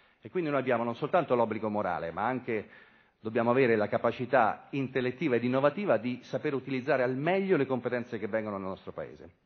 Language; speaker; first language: Italian; native; Italian